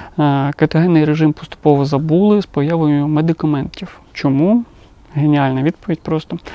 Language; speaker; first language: Ukrainian; non-native, local second language; Russian